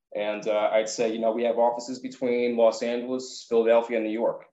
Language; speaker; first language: English; native; English